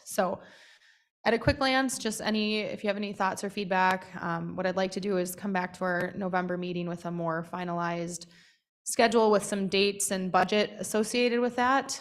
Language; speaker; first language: English; native; English